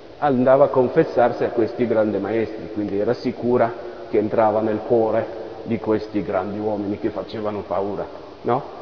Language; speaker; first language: Italian; non-native, fluent; French